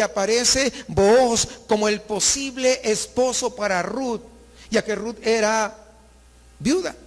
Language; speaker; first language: Spanish; native; Spanish